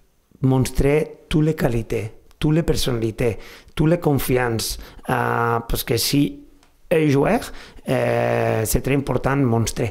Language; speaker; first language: French; non-native, fluent; Spanish